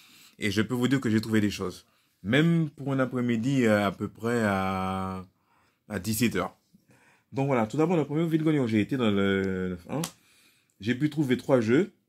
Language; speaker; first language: French; native; French